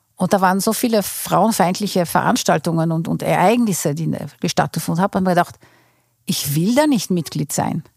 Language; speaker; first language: German; non-native, fluent; Portuguese